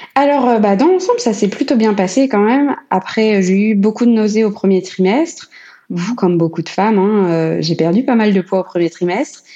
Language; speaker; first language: French; native; French